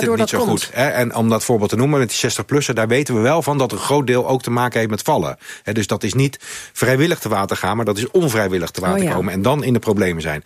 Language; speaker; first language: Dutch; native; Dutch